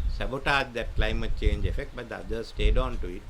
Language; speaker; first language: English; non-native, local second language; Sinhala